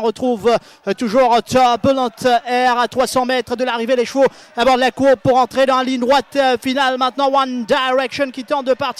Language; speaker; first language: French; non-native, local second language; Morisyen